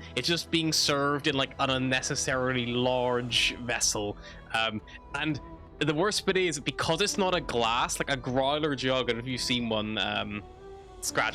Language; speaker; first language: English; native; English